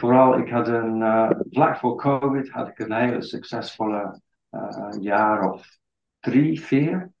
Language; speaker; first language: Dutch; non-native, fluent; English